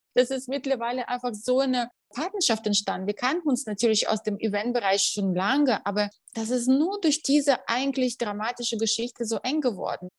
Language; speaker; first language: German; non-native, fluent; Russian